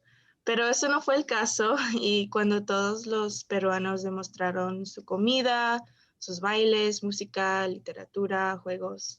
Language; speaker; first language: Spanish; early bilingual, heritage; Spanish